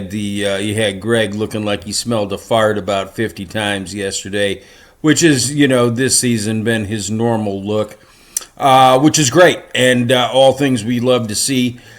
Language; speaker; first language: English; native; English